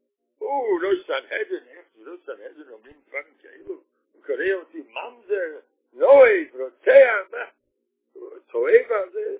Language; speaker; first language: Hebrew; non-native, fluent; Yiddish